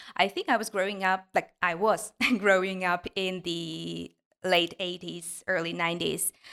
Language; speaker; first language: English; non-native, fluent; Ukrainian